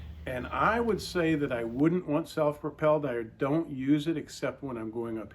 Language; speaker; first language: English; native; English